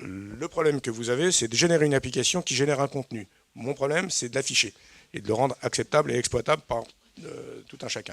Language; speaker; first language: French; native; French